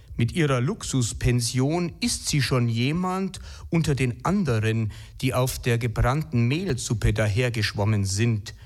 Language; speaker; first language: German; native; German